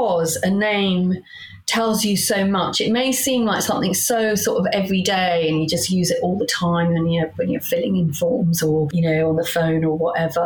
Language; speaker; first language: English; native; English